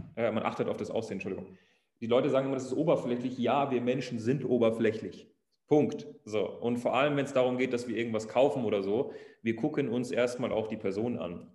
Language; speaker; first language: German; native; German